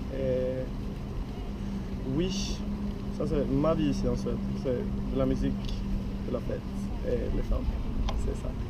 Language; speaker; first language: French; non-native, learner; Swedish